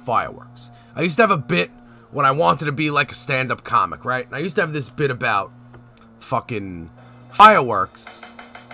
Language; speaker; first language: English; native; English